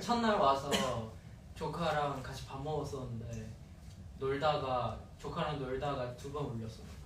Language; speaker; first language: Korean; non-native, fluent; Chinese